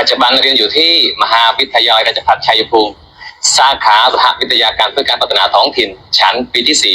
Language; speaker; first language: Thai; non-native, fluent; Khmer